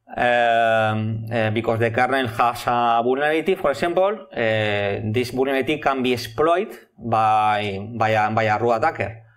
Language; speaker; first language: English; non-native, learner; Spanish